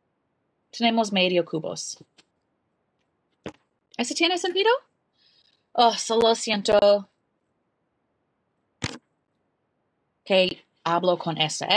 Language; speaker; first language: Spanish; non-native, learner; English